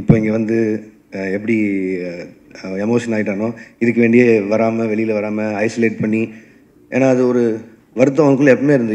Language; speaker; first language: Tamil; native; Tamil